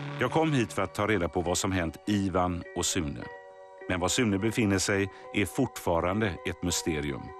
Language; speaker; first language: Swedish; native; Swedish